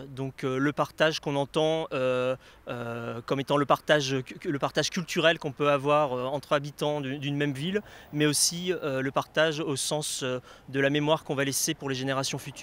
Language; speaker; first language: French; native; French